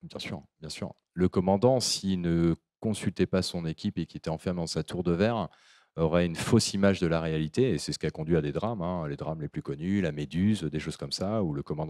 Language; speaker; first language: French; native; French